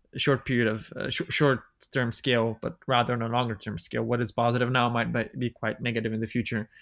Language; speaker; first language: English; non-native, fluent; Bulgarian